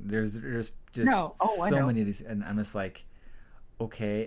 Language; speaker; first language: English; native; English